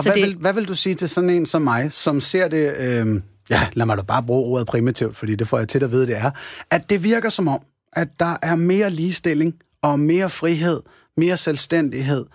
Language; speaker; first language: Danish; native; Danish